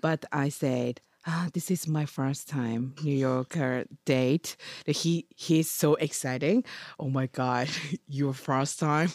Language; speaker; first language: English; non-native, learner; Japanese